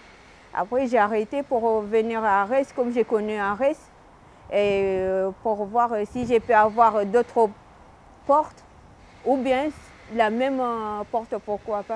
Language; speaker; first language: French; non-native, learner; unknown